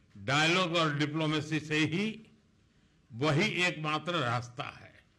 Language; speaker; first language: Hindi; non-native, local second language; Gujarati